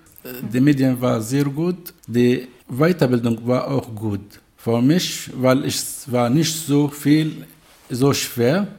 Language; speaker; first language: German; non-native, learner; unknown